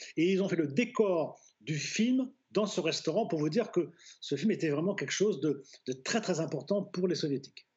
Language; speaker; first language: French; native; French